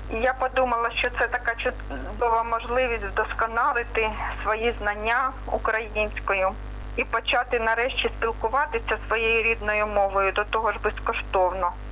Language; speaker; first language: Ukrainian; non-native, local second language; Russian